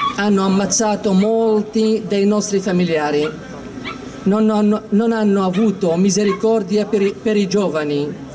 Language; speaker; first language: Italian; non-native, fluent; Aramaic